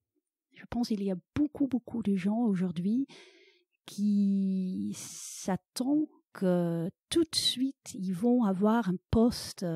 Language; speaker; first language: French; non-native, fluent; Dutch